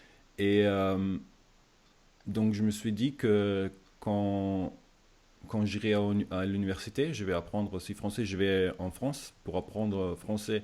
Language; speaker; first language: French; non-native, fluent; German